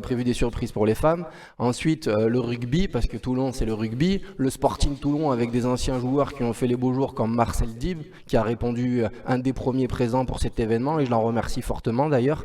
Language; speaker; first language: French; native; French